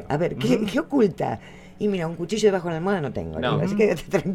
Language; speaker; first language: Spanish; native; Spanish